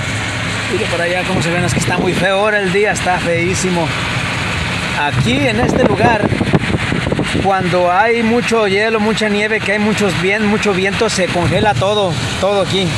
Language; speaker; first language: Spanish; native; Spanish